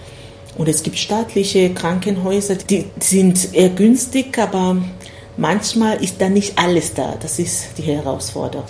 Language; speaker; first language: German; non-native, fluent; Swahili